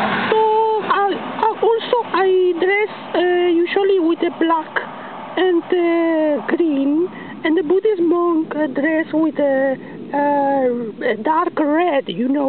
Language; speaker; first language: English; non-native, learner; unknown